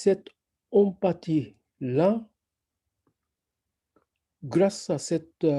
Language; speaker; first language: French; non-native, fluent; Japanese